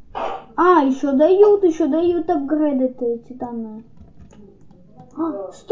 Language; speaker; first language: Russian; native; Russian